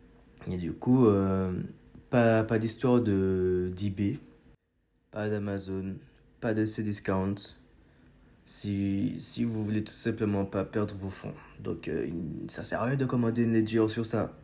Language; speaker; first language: French; native; French